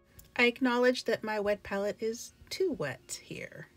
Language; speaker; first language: English; native; English